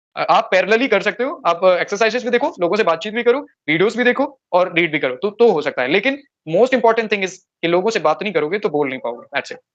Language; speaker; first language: Hindi; native; Hindi